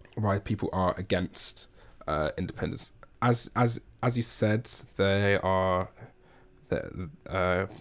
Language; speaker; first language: English; native; English